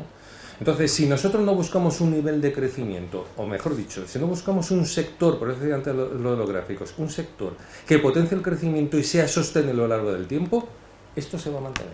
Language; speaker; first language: Spanish; native; Spanish